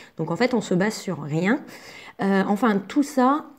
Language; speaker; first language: French; native; French